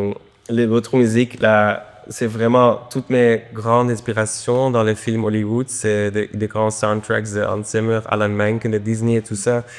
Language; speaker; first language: French; non-native, local second language; Dutch